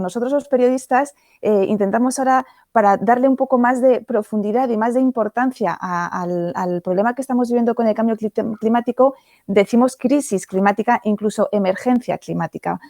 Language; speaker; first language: Spanish; native; Spanish